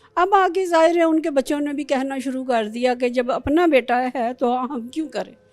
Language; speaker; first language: Urdu; non-native, local second language; Pashto